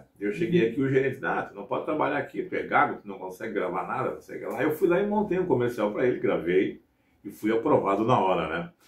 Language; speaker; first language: Portuguese; native; Portuguese